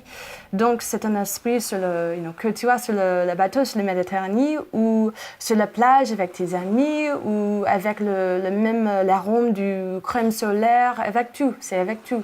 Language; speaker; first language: French; non-native, fluent; English